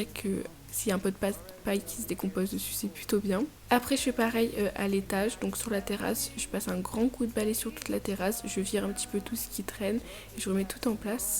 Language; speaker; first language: French; native; French